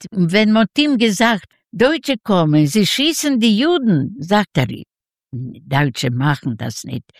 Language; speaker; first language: German; non-native, learner; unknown